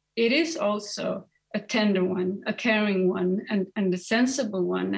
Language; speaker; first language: English; non-native, fluent; Swedish